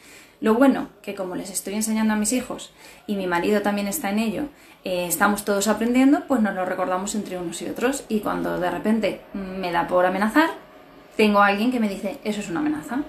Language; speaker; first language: Spanish; native; Spanish